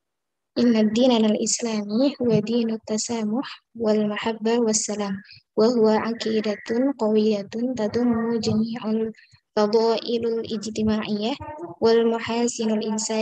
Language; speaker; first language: Arabic; non-native, learner; Indonesian